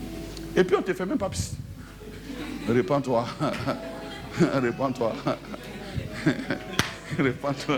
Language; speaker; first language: French; native; French